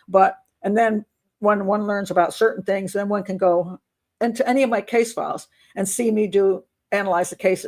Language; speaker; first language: English; native; English